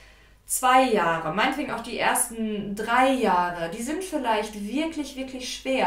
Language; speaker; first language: German; native; German